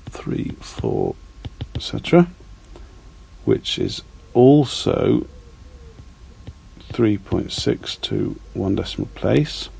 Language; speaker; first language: English; native; English